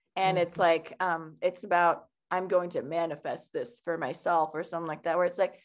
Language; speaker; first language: English; early bilingual, other home language; Persian